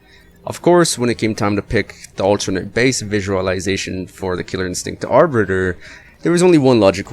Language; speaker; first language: English; native; English